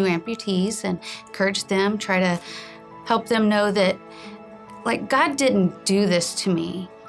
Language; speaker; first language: English; native; English